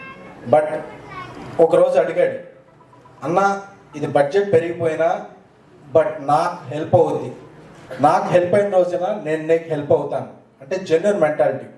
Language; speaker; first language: Telugu; native; Telugu